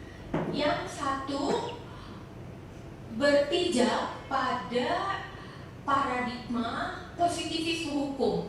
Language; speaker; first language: Indonesian; native; Indonesian